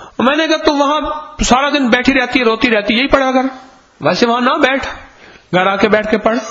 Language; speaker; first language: Urdu; non-native, local second language; Punjabi